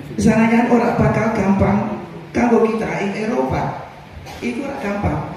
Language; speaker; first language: Javanese; early bilingual, heritage; Javanese